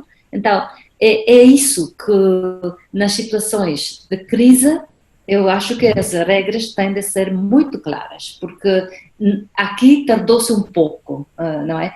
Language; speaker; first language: Portuguese; non-native, fluent; Spanish